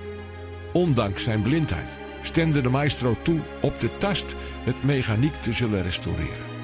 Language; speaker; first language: Dutch; native; Dutch